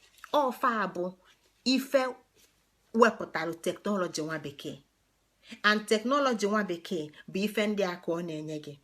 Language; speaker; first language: Igbo; native; Igbo